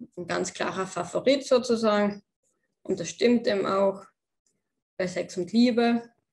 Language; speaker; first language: German; native; German